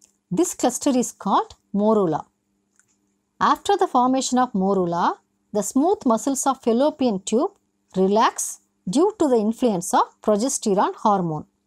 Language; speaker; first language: English; non-native, local second language; Tamil